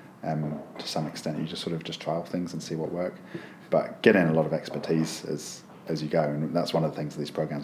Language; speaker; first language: English; native; English